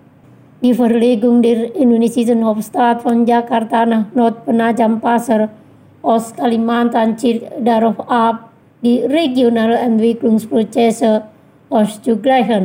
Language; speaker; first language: German; non-native, fluent; Indonesian